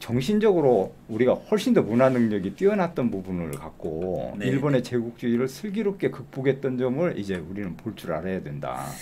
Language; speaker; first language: Korean; native; Korean